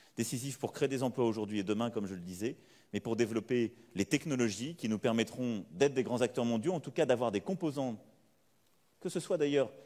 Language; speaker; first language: French; native; French